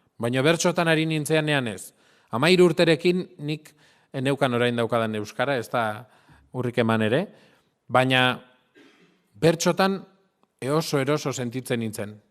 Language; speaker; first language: Basque; non-native, local second language; Spanish